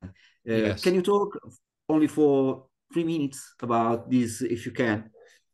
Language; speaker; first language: English; non-native, learner; Italian